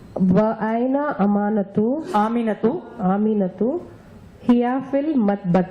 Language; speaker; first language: Arabic; non-native, learner; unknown